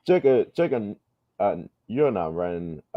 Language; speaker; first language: Chinese; non-native, learner; English